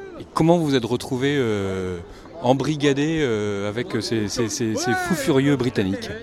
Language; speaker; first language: French; native; French